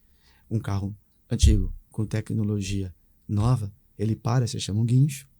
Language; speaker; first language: Portuguese; native; Portuguese